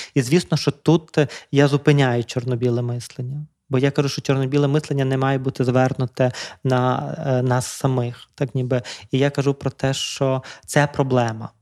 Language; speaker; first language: Ukrainian; native; Ukrainian